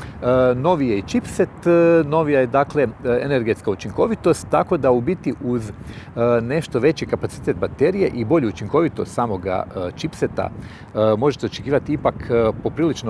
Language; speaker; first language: Croatian; native; Croatian